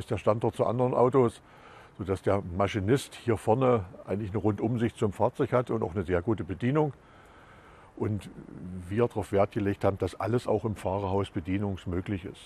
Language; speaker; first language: German; native; German